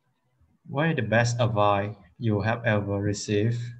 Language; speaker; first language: English; non-native, fluent; Vietnamese